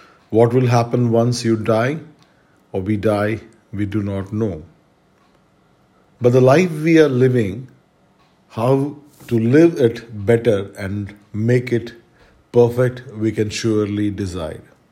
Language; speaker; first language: English; non-native, local second language; Malayalam